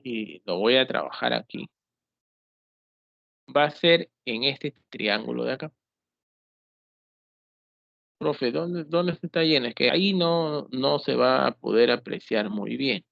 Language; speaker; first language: Spanish; native; Spanish